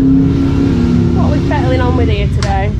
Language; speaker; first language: English; native; English